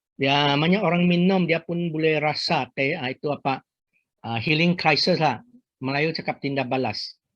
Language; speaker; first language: Malay; non-native, local second language; Chinese